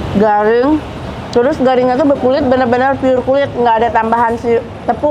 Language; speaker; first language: Indonesian; non-native, local second language; Sundanese